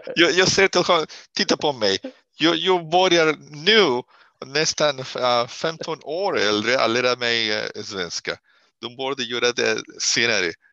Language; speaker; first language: Swedish; non-native, learner; Spanish